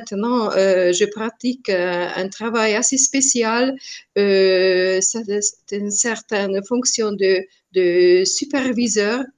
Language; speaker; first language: French; non-native, learner; Hungarian